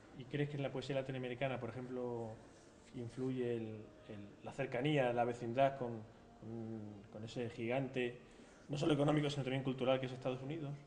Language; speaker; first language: Spanish; native; Spanish